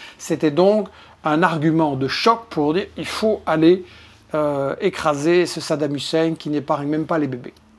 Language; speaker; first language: French; native; French